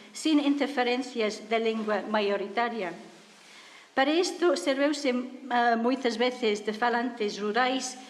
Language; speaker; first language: Galician; non-native, fluent; English